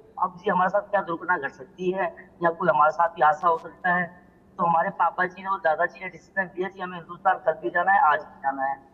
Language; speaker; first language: Urdu; non-native, local second language; Sindhi